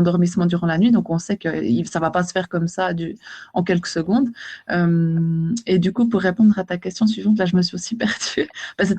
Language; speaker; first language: French; native; French